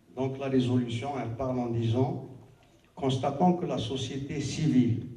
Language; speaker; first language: French; non-native, local second language; Arabic